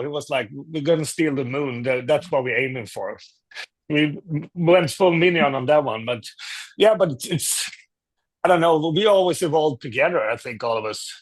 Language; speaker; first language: English; non-native, fluent; Swedish